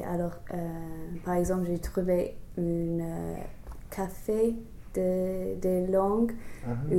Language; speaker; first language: French; non-native, fluent; English